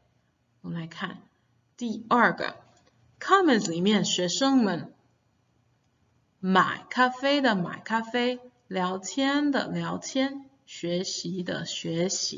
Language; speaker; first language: Chinese; non-native, fluent; English